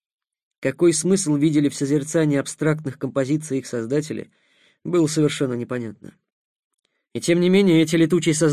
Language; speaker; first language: Russian; native; Russian